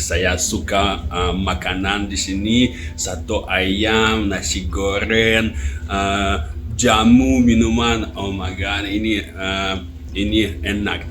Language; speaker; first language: Indonesian; non-native, learner; Russian